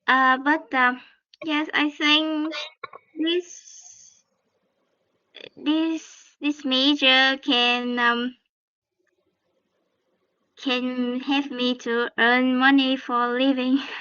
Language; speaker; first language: English; non-native, learner; Vietnamese